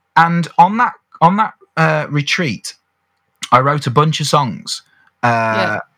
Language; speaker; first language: English; native; English